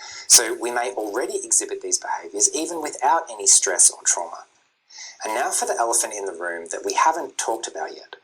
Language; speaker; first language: English; native; English